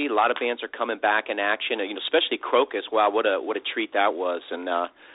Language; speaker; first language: English; native; English